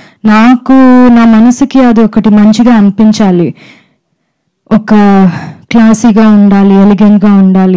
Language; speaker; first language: Telugu; non-native, fluent; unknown